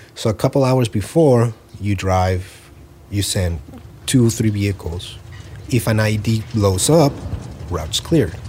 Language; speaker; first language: English; early bilingual, other home language; Spanish